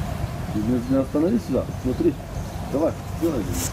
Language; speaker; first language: Russian; non-native, learner; Bulgarian